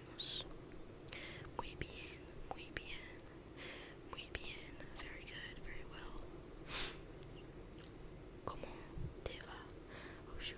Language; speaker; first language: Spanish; non-native, learner; English